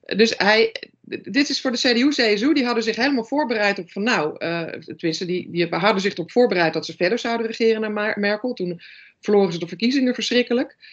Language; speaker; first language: Dutch; native; Dutch